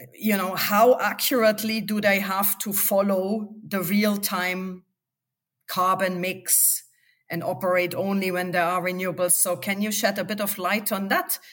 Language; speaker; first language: English; non-native, fluent; German